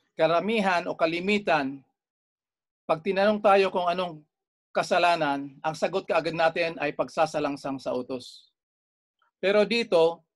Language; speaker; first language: Filipino; non-native, local second language; Bikol